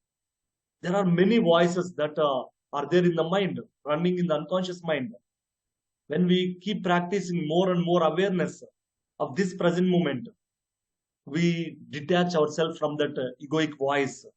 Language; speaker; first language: English; non-native, local second language; Telugu